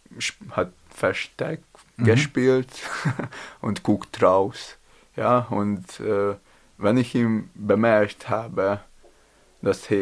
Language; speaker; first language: German; non-native, learner; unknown